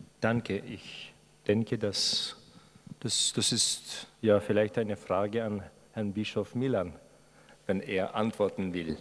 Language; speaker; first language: German; non-native, fluent; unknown